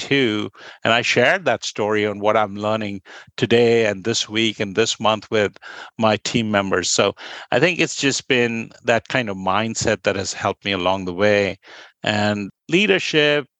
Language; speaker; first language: English; non-native, local second language; Bangla